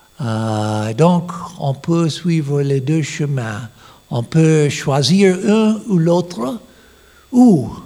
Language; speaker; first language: French; non-native, fluent; English